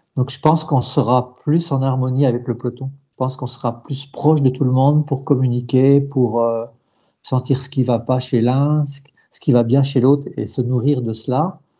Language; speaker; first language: French; native; French